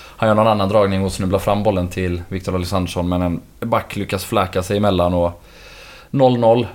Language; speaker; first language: Swedish; native; Swedish